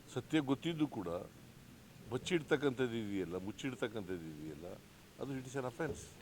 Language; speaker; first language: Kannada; native; Kannada